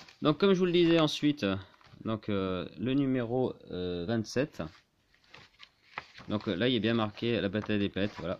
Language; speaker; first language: French; native; French